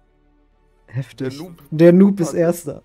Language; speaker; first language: German; native; German